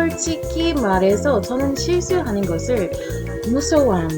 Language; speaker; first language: Korean; non-native, learner; English